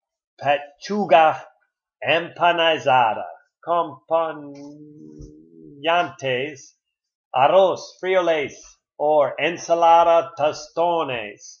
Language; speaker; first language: Spanish; non-native, learner; English